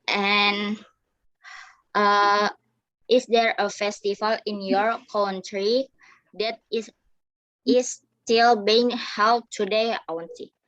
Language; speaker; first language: English; non-native, learner; Indonesian